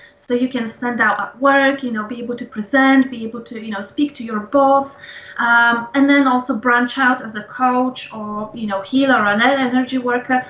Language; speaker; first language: English; non-native, fluent; Polish